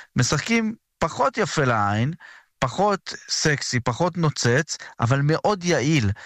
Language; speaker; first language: Hebrew; early bilingual, other home language; French